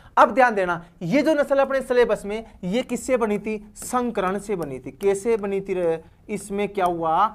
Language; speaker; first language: Hindi; native; Hindi